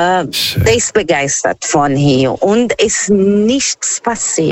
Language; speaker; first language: German; non-native, fluent; Portuguese